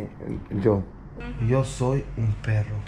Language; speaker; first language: Spanish; non-native, learner; Swedish